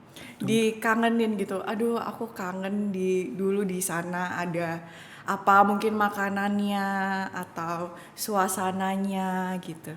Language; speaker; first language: Indonesian; native; Indonesian